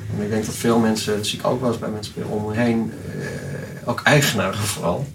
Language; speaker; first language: Dutch; native; Dutch